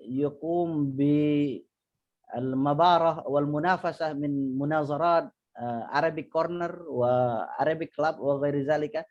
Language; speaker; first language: Arabic; non-native, fluent; Indonesian